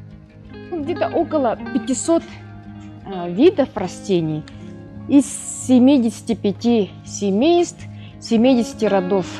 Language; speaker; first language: Russian; native; Russian